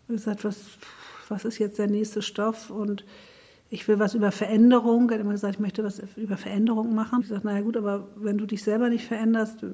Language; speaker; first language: German; native; German